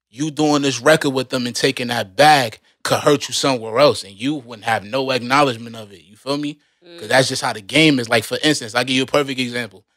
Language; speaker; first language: English; native; English